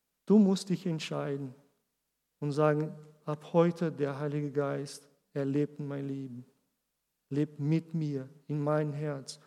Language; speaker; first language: German; non-native, learner; Portuguese